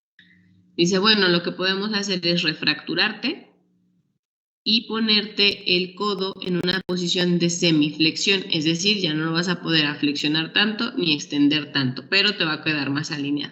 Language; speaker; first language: Spanish; native; Spanish